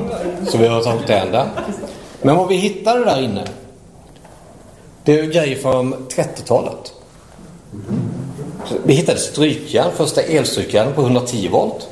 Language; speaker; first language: Swedish; native; Swedish